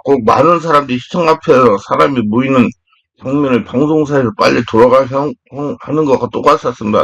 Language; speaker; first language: Korean; native; Korean